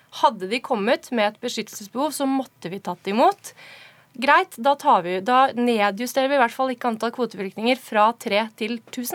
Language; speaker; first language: Norwegian; native; Norwegian